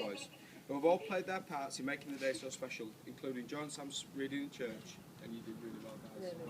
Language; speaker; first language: English; native; English